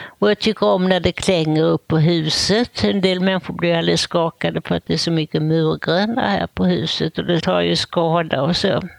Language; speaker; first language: Swedish; native; Swedish